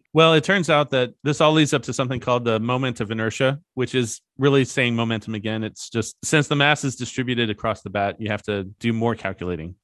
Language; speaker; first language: English; native; English